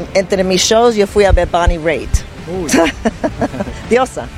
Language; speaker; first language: Spanish; early bilingual, heritage; Spanish